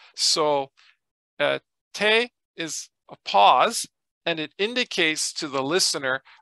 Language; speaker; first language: English; native; English